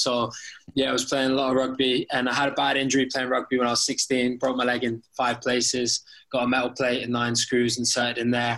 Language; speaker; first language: English; native; English